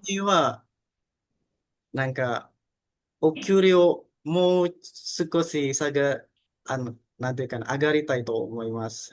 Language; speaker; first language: Japanese; non-native, learner; Indonesian